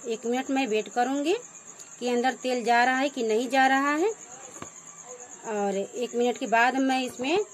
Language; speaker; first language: Hindi; native; Hindi